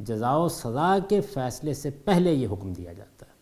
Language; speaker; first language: Urdu; native; Urdu